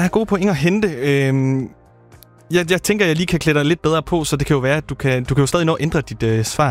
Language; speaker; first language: Danish; native; Danish